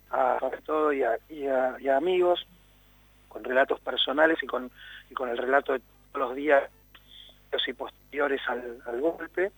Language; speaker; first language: Spanish; native; Spanish